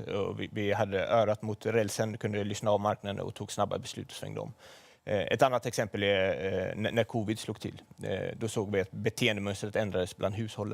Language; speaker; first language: Swedish; native; Swedish